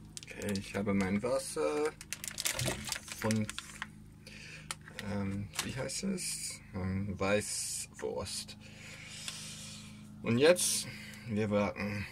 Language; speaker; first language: German; non-native, learner; English